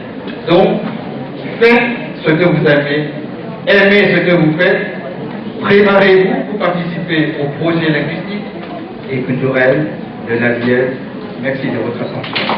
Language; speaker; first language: French; non-native, fluent; Thai